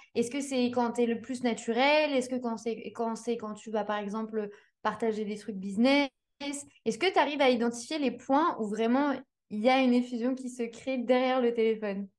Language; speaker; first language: French; native; French